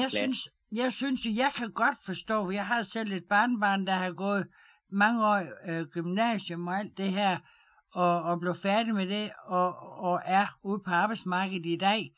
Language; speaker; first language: Danish; native; Danish